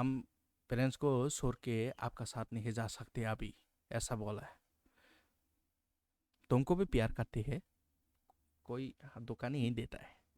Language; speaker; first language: Hindi; non-native, local second language; Kok Borok